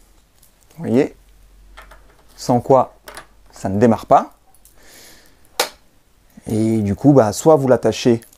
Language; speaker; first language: French; native; French